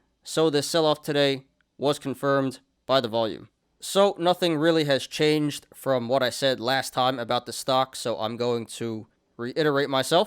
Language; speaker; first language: English; native; English